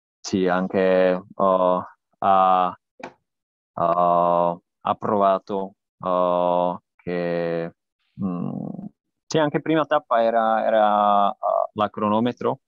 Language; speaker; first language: Italian; non-native, learner; Slovak